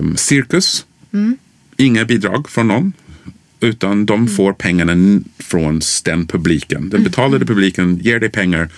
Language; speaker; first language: Swedish; early bilingual, other home language; English